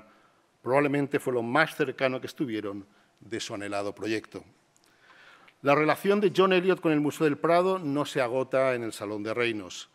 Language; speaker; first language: Spanish; native; Spanish